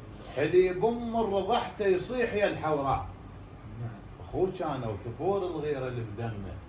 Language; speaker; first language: Arabic; native; Arabic